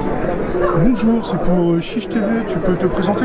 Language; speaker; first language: French; native; French